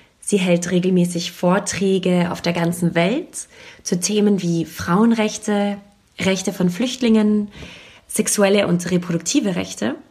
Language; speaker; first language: German; native; German